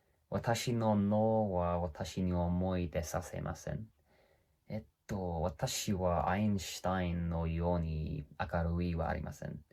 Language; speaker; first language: Japanese; non-native, learner; English